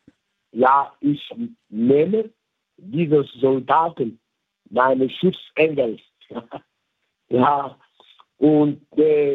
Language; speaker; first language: German; non-native, fluent; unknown